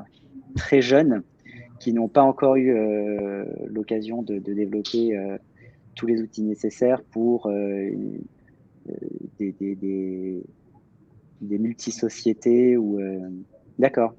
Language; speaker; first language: French; native; French